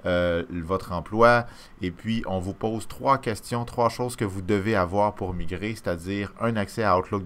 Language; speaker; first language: French; native; French